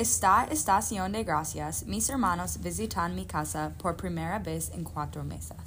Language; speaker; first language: Spanish; non-native, learner; English